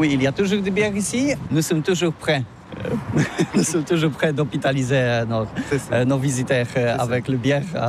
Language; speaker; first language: French; non-native, learner; Polish